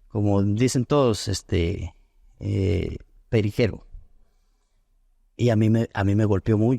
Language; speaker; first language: Spanish; native; Spanish